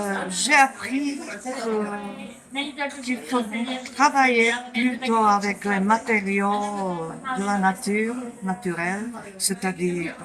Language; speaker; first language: French; non-native, fluent; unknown